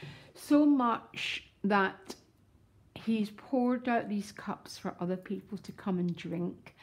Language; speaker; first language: English; native; English